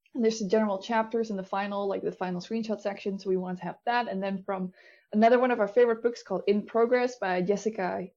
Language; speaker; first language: English; non-native, fluent; Dutch